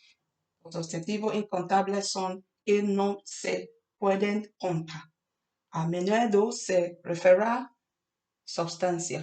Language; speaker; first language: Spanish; non-native, learner; English